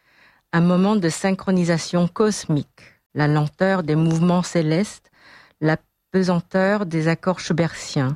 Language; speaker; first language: French; non-native, fluent; Korean